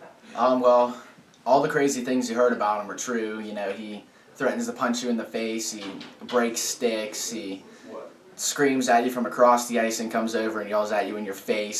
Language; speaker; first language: English; native; English